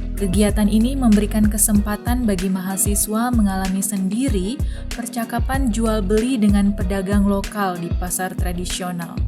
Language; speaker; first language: Indonesian; native; Indonesian